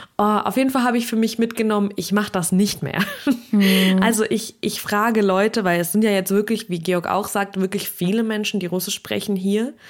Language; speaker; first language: German; early bilingual, other home language; Russian